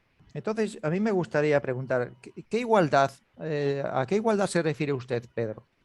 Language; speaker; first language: Spanish; native; Spanish